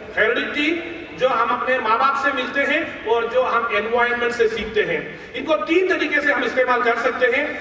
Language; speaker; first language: Hindi; non-native, local second language; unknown